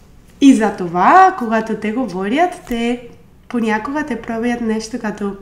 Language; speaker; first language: Bulgarian; non-native, learner; Spanish